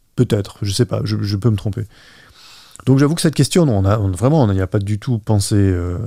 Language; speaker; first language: French; non-native, local second language; Luxembourgish